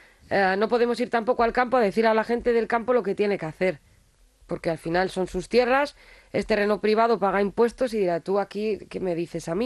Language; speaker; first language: Spanish; native; Spanish